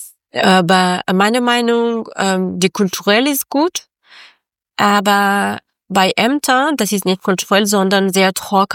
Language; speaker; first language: German; non-native, learner; Persian